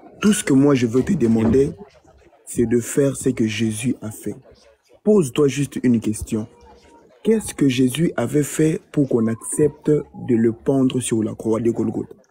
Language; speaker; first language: French; non-native, local second language; Lingala